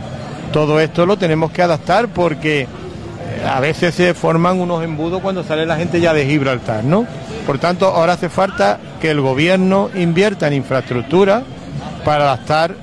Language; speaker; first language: Spanish; native; Spanish